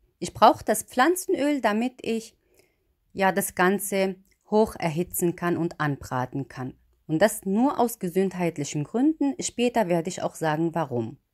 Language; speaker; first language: German; non-native, fluent; Arabic